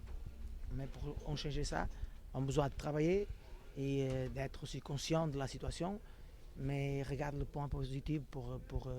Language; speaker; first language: French; non-native, fluent; Portuguese